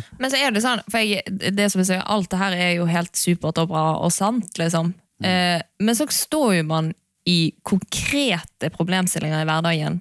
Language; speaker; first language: Norwegian; native; Norwegian